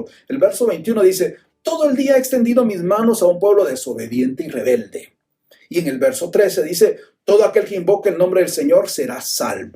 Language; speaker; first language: Spanish; native; Spanish